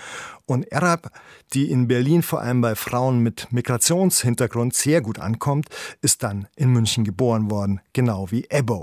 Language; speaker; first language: German; native; German